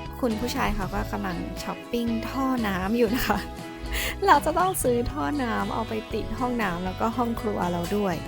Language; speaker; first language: Thai; native; Thai